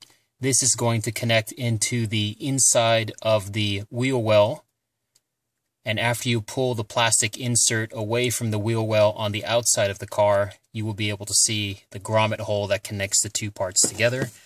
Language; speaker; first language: English; native; English